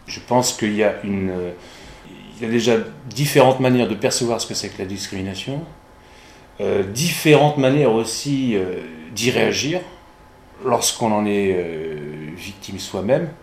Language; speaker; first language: French; native; French